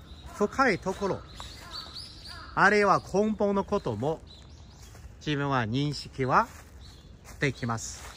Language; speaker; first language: Japanese; non-native, fluent; Chinese